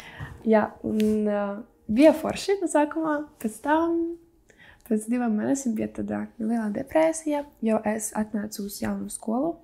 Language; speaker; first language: Latvian; early bilingual, other home language; Ukrainian